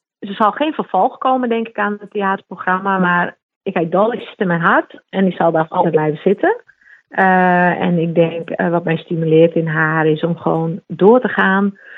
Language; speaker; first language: Dutch; non-native, local second language; Western Frisian